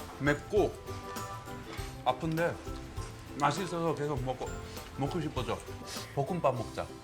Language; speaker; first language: Korean; non-native, fluent; Spanish